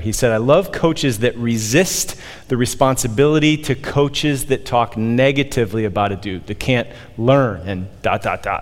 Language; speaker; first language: English; native; English